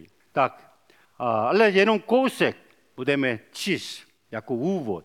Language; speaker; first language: Czech; non-native, learner; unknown